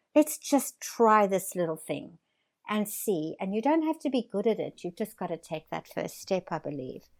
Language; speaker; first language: English; native; English